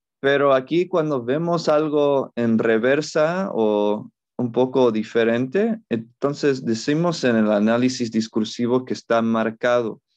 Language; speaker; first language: Spanish; non-native, fluent; English